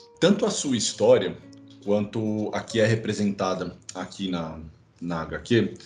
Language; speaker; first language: Portuguese; native; Portuguese